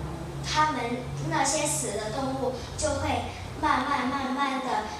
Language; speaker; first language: Chinese; non-native, local second language; Cantonese